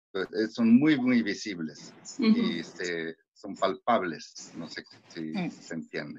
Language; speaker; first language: Spanish; non-native, fluent; Italian